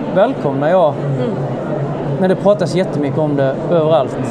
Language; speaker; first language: Swedish; native; Swedish